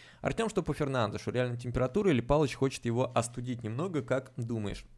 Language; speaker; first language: Russian; native; Russian